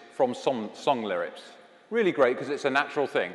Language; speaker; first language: English; native; English